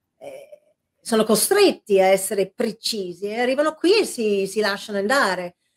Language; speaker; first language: Italian; non-native, fluent; English